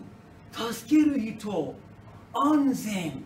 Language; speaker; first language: Japanese; non-native, learner; Persian